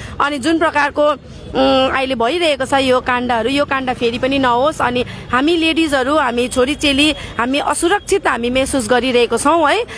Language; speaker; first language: Nepali; native; Nepali